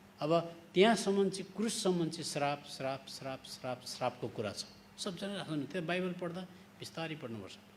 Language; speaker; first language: Nepali; native; Nepali